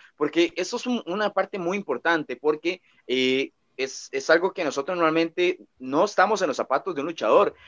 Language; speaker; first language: Spanish; native; Spanish